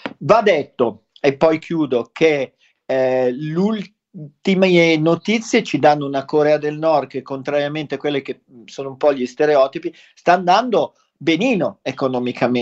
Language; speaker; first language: Italian; native; Italian